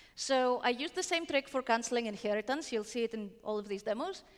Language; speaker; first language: English; non-native, fluent; Greek